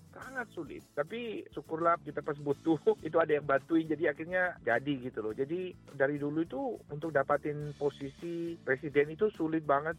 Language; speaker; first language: Indonesian; native; Indonesian